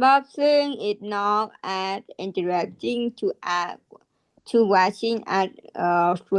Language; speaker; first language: English; non-native, learner; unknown